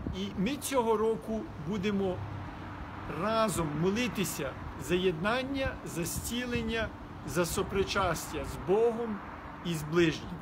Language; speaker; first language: Ukrainian; early bilingual, heritage; Ukrainian